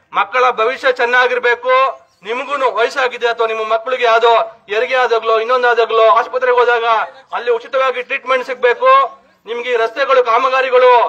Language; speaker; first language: Kannada; native; Kannada